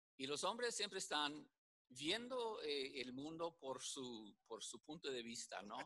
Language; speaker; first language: Spanish; early bilingual, heritage; Spanish